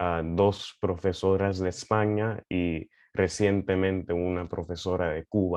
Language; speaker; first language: Spanish; early bilingual, heritage; Spanish